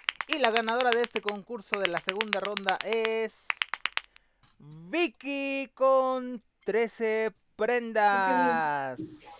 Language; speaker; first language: Spanish; native; Spanish